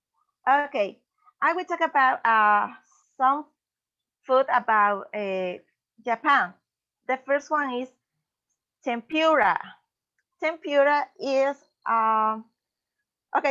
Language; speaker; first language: English; non-native, learner; Spanish